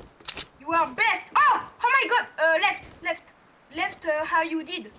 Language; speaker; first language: English; non-native, learner; French